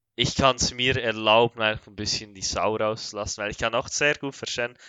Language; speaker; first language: German; native; German